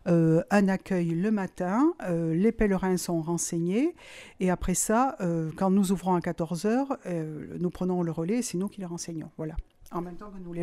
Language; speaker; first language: French; native; French